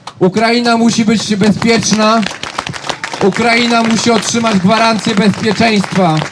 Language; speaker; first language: Polish; native; Polish